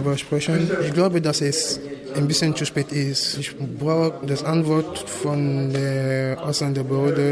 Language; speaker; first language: German; non-native, learner; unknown